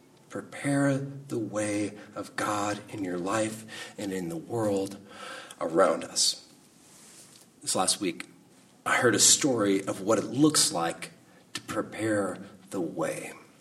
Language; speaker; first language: English; native; English